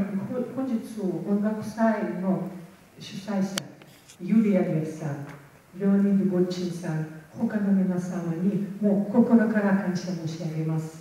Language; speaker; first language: Japanese; non-native, learner; Russian